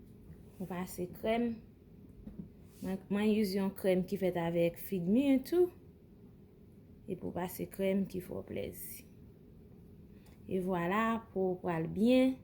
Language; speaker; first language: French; non-native, local second language; Haitian Creole